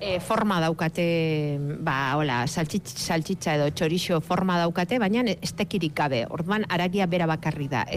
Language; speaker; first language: Basque; native; Basque